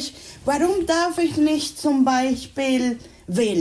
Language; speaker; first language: German; non-native, fluent; Spanish